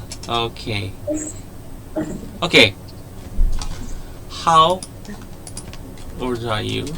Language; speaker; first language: English; non-native, learner; Korean